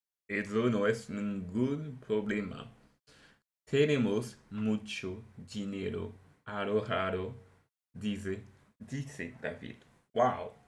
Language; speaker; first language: Spanish; non-native, learner; French